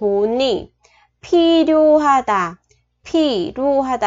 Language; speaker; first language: Korean; non-native, fluent; Vietnamese